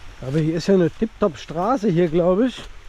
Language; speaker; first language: German; native; German